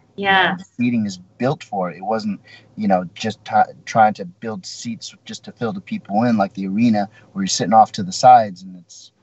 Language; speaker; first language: English; native; English